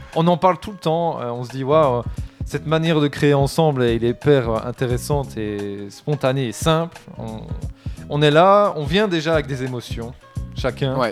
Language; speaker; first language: French; native; French